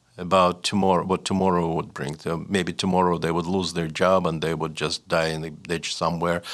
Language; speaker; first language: English; non-native, fluent; Russian